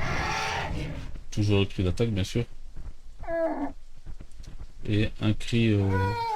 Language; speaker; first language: French; native; French